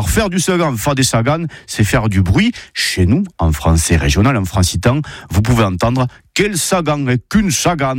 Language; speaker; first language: French; native; French